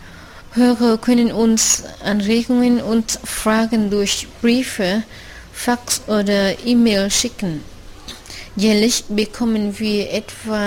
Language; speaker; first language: German; non-native, fluent; Vietnamese